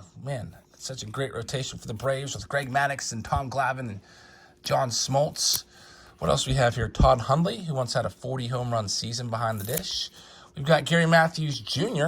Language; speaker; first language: English; native; English